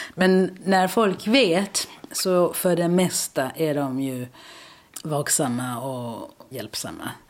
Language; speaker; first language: Swedish; early bilingual, other home language; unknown